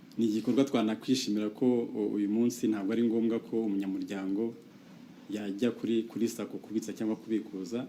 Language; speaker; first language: Kinyarwanda; native; Kinyarwanda